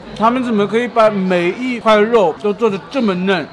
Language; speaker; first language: Chinese; non-native, fluent; German